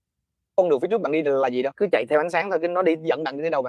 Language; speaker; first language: Vietnamese; native; Vietnamese